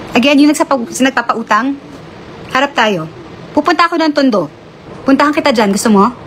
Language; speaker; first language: Filipino; native; Filipino